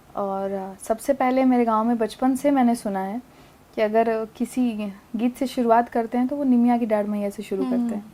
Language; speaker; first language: Hindi; native; Hindi